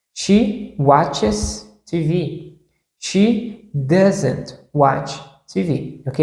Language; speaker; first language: English; non-native, fluent; Portuguese